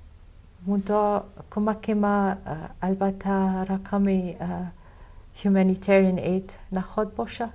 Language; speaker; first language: Persian; non-native, fluent; Arabic